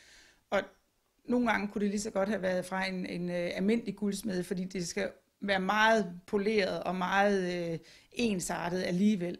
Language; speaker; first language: Danish; native; Danish